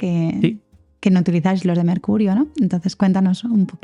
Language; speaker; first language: Spanish; native; Spanish